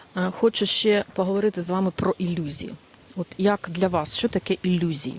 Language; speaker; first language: Ukrainian; non-native, local second language; Russian